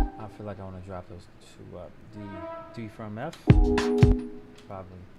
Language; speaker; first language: English; native; English